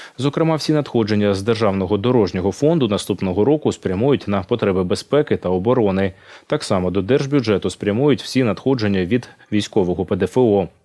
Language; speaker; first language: Ukrainian; native; Ukrainian